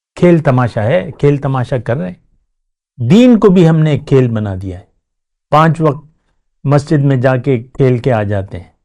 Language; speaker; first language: Urdu; non-native, local second language; Pashto